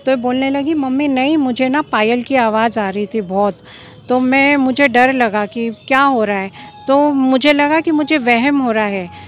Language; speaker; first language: Hindi; non-native, local second language; Marathi